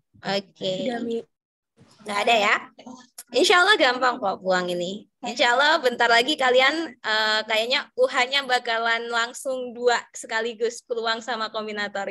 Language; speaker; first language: Indonesian; native; Indonesian